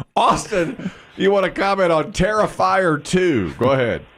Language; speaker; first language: English; native; English